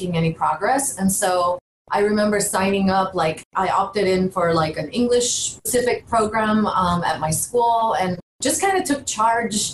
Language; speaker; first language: English; early bilingual, other home language; Bulgarian